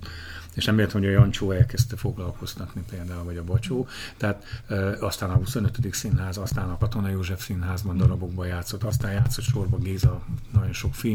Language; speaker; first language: Hungarian; native; Hungarian